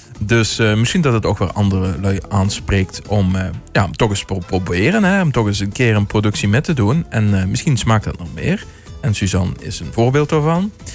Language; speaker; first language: Dutch; native; Dutch